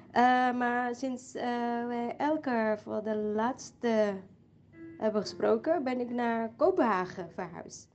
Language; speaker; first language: Dutch; non-native, fluent; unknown